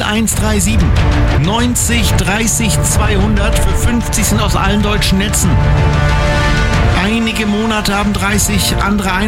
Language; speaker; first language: German; native; German